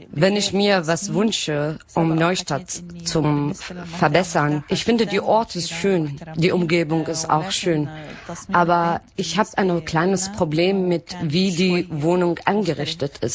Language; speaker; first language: German; non-native, learner; Arabic